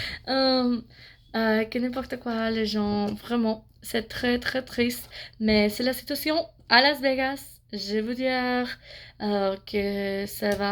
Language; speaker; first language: French; non-native, fluent; English